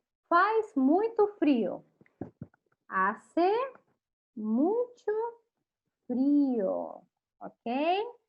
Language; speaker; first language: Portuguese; non-native, fluent; Spanish